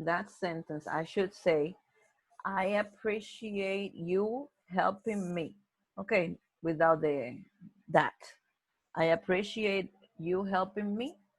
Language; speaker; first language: English; non-native, fluent; Spanish